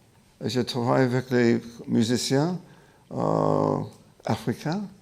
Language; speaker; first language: French; non-native, fluent; English